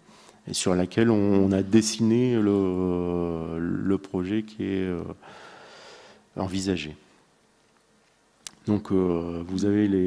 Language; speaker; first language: French; native; French